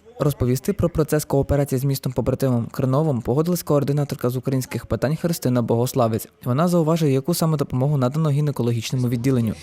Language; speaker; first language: Ukrainian; native; Ukrainian